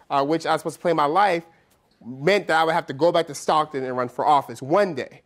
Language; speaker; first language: English; native; English